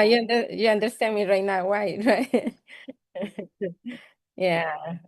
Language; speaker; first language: English; non-native, learner; Spanish